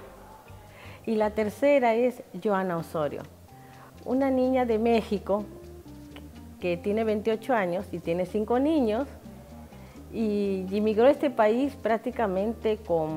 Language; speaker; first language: Spanish; native; Spanish